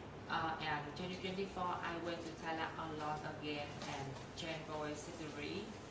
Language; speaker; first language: English; non-native, learner; Vietnamese